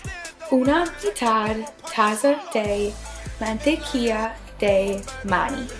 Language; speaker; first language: Spanish; non-native, learner; English